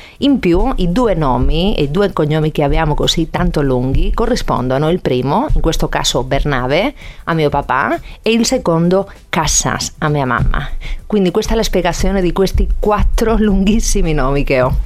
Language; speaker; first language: Italian; non-native, fluent; Spanish